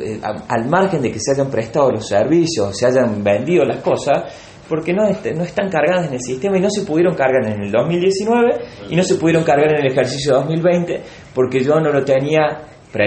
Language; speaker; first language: Spanish; native; Spanish